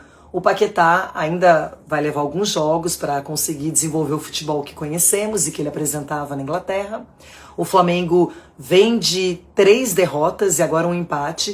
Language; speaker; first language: Portuguese; native; Portuguese